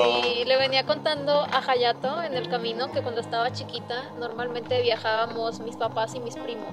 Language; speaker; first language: Spanish; native; Spanish